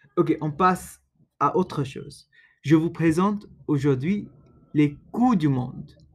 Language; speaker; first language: French; non-native, learner; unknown